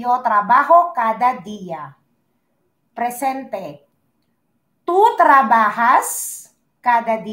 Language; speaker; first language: Spanish; non-native, learner; Filipino